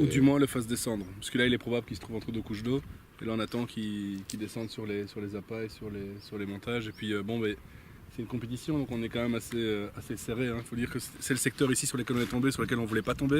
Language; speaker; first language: French; native; French